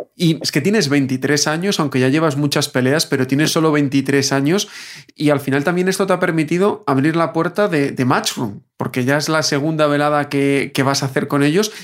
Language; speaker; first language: Spanish; native; Spanish